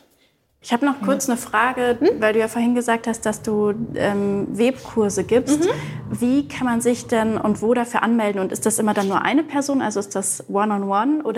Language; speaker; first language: German; native; German